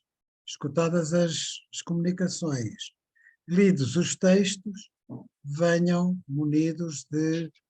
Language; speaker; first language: Portuguese; native; Portuguese